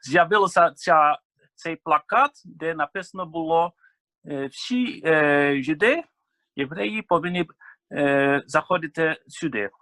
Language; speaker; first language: Ukrainian; non-native, fluent; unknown